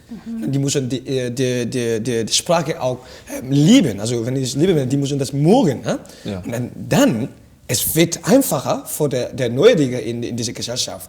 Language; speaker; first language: German; non-native, fluent; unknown